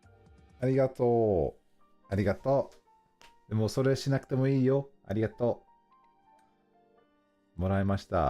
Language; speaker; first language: Japanese; non-native, learner; English